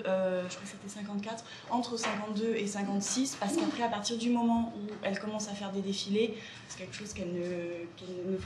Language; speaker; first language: French; native; French